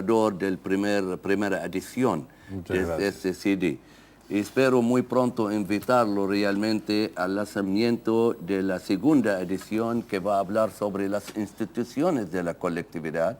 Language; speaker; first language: Spanish; non-native, fluent; Arabic